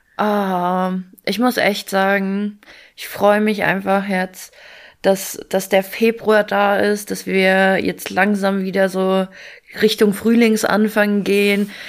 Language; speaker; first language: German; early bilingual, other home language; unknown